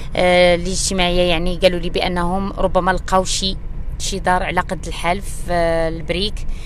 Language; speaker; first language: Arabic; non-native, local second language; Central Atlas Tamazight